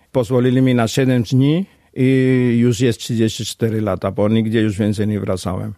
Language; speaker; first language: Polish; non-native, fluent; Spanish